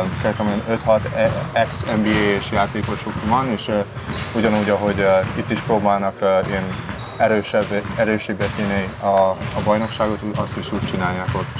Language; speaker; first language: Hungarian; early bilingual, heritage; Hungarian